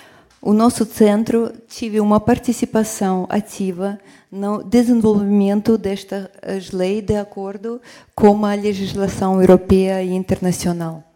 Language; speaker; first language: Portuguese; non-native, fluent; Russian